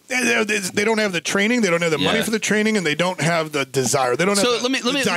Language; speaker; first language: English; native; English